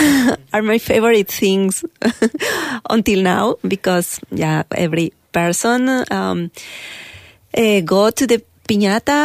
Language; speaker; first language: English; non-native, learner; Spanish